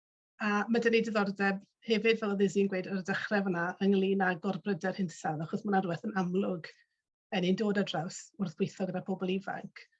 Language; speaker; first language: Welsh; native; Welsh